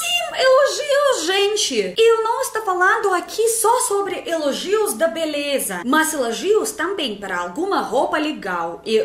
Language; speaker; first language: Portuguese; non-native, fluent; Russian